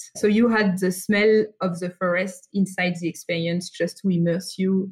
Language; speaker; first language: English; non-native, fluent; French